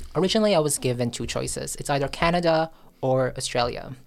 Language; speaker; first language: English; non-native, local second language; Filipino